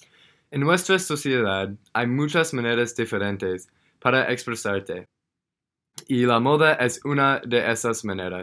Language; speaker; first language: Spanish; non-native, learner; English